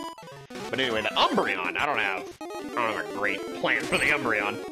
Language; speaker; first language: English; native; English